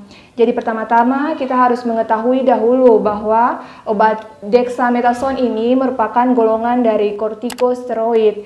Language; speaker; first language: Indonesian; native; Indonesian